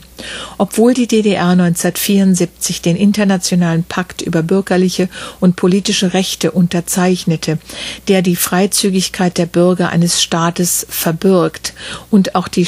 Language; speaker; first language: German; native; German